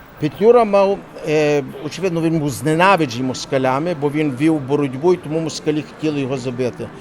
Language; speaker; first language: Ukrainian; early bilingual, heritage; Ukrainian